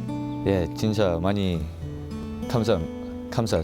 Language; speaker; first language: Korean; non-native, learner; English